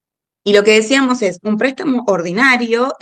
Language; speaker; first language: Spanish; native; Spanish